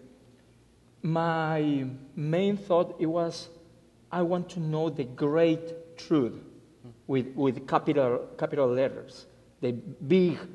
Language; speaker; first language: English; non-native, fluent; Spanish